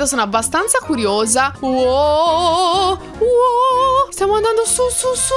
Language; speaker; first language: Italian; native; Italian